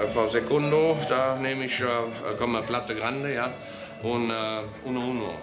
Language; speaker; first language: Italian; non-native, learner; German